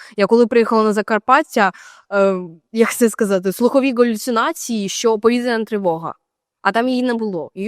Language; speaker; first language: Ukrainian; native; Ukrainian